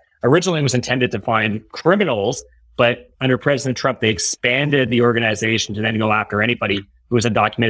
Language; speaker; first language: English; native; English